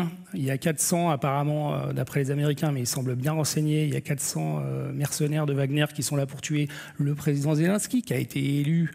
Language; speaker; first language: French; native; French